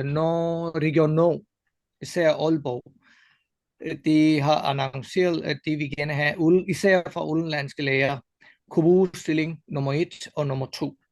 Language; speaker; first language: Danish; non-native, fluent; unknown